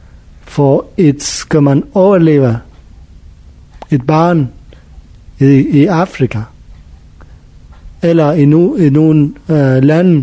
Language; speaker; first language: Danish; non-native, learner; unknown